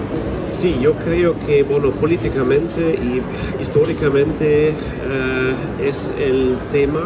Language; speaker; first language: Spanish; non-native, fluent; German